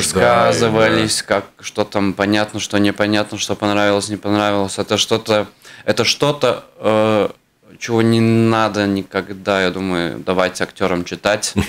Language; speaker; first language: Russian; non-native, fluent; Latvian